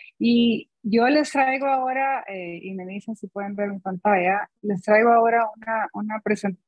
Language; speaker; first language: Spanish; native; Spanish